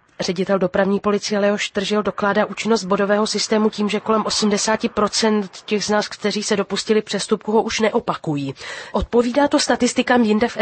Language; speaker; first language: Czech; native; Czech